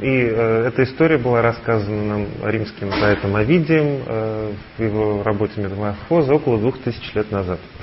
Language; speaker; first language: Russian; native; Russian